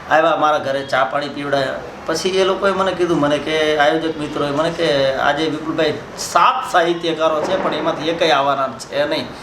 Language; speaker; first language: Gujarati; native; Gujarati